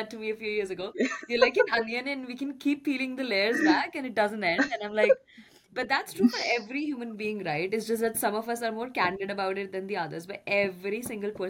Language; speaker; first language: English; non-native, local second language; Hindi